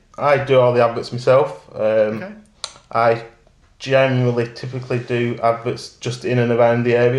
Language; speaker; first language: English; native; English